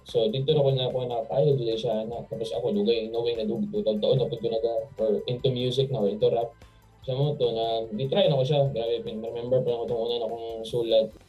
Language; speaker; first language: Cebuano; native; Cebuano